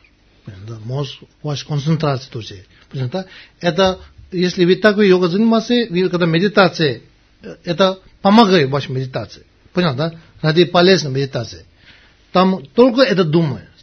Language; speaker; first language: Russian; non-native, learner; Tibetan